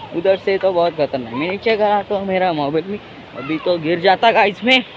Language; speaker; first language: Hindi; non-native, local second language; Marathi